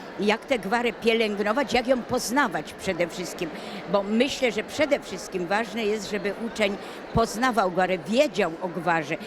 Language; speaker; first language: Polish; native; Polish